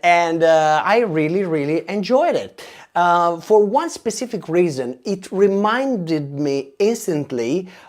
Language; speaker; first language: English; non-native, fluent; Italian